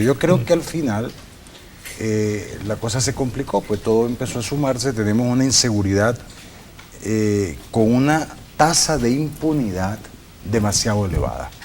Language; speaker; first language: Spanish; native; Spanish